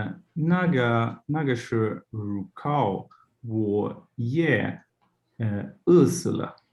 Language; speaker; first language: Chinese; non-native, learner; English